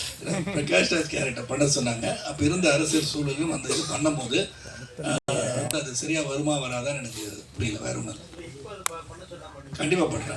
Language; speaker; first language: Tamil; native; Tamil